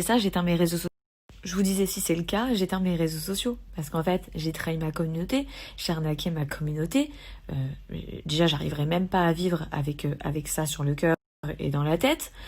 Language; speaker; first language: French; native; French